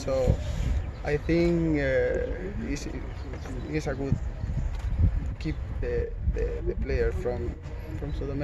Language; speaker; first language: English; non-native, learner; Spanish